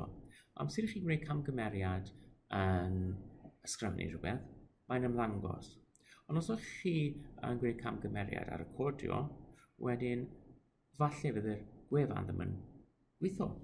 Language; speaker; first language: Welsh; non-native, local second language; English